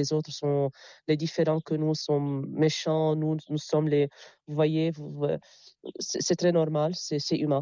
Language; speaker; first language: French; non-native, local second language; Arabic